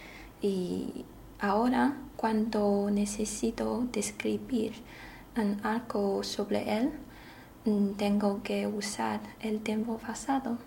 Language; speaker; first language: Spanish; non-native, learner; Chinese